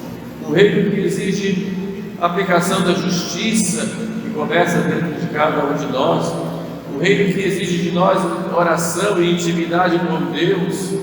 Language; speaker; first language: Portuguese; native; Portuguese